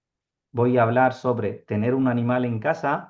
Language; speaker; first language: Spanish; non-native, fluent; Urdu